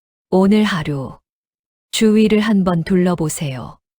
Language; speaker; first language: Korean; native; Korean